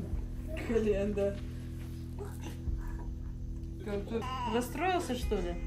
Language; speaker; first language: Russian; native; Russian